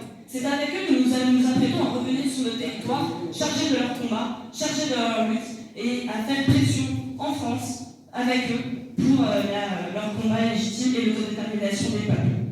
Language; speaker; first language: French; native; French